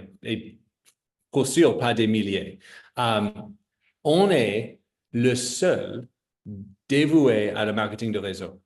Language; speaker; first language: French; non-native, fluent; English